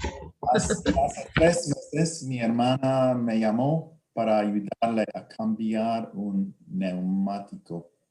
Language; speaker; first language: Spanish; non-native, learner; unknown